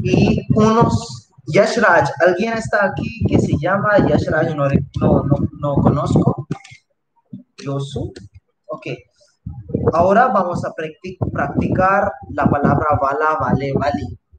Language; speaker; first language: Spanish; non-native, fluent; Hindi